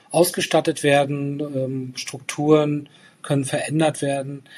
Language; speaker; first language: German; native; German